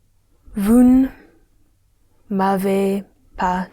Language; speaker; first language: French; non-native, learner; English